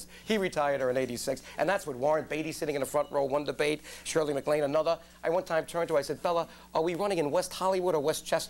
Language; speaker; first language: English; native; English